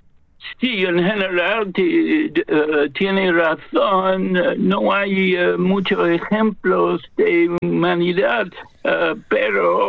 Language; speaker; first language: Spanish; non-native, fluent; English